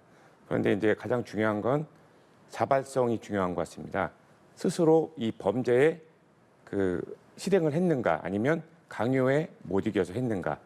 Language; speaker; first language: Korean; native; Korean